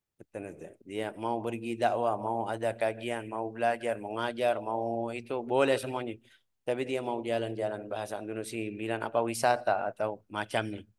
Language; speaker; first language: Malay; non-native, fluent; Arabic